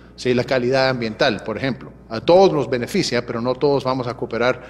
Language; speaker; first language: Spanish; early bilingual, heritage; Spanish